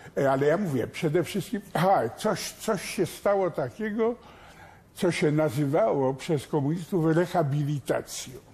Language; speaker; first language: Polish; native; Polish